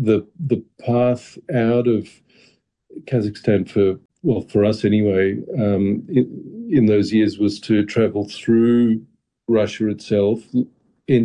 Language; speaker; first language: English; early bilingual, other home language; Russian